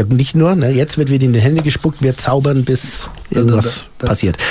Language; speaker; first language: German; native; German